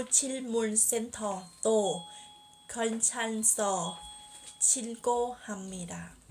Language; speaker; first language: Korean; non-native, learner; Thai